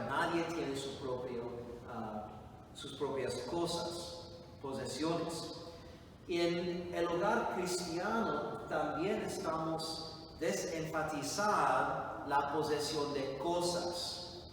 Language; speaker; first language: Spanish; non-native, fluent; English